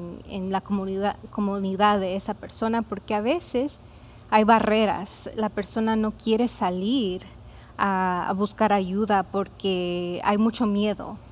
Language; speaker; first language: Spanish; early bilingual, heritage; Spanish